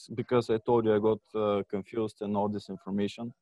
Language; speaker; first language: English; non-native, fluent; Bulgarian